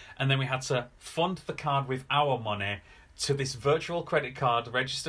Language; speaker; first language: English; native; English